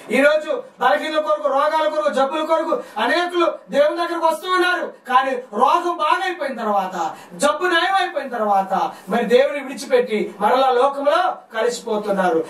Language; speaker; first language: Telugu; non-native, local second language; Lambadi